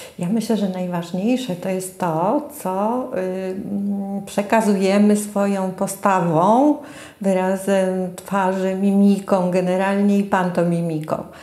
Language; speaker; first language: Polish; native; Polish